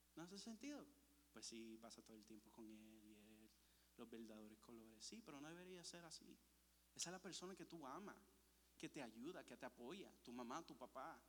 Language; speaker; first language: Spanish; early bilingual, heritage; Spanish